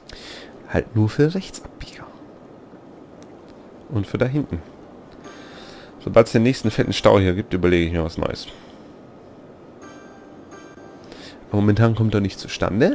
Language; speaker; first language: German; native; German